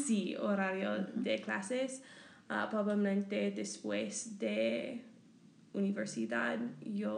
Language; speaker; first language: Spanish; non-native, learner; English